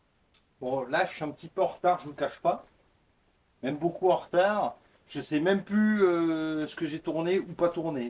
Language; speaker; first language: French; native; French